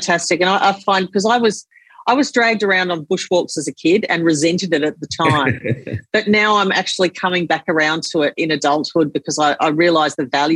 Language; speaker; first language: English; native; English